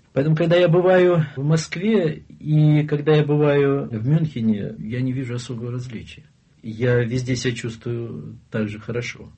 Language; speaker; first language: Russian; non-native, local second language; German